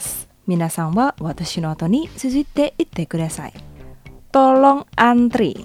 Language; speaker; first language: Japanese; non-native, fluent; Indonesian